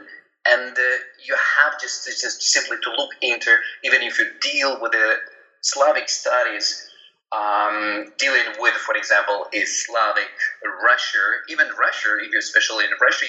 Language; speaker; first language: English; non-native, fluent; Ukrainian